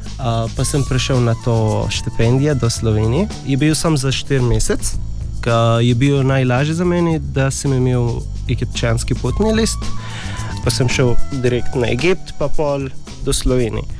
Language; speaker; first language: Slovenian; non-native, learner; Arabic